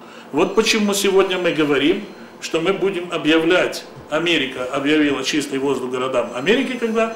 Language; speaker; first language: Russian; native; Russian